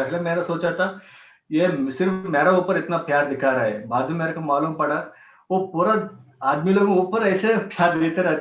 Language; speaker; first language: Hindi; non-native, local second language; Telugu